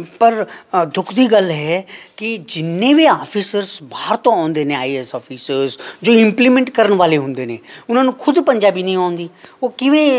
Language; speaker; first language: Punjabi; non-native, fluent; Kannada